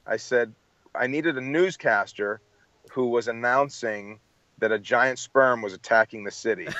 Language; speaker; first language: English; native; English